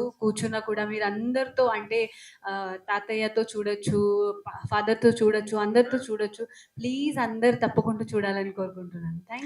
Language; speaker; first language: Telugu; non-native, local second language; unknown